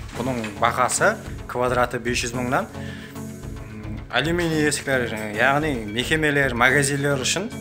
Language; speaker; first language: Uzbek; non-native, local second language; Kara-Kalpak